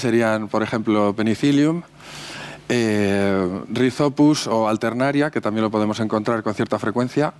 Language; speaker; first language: Spanish; native; Spanish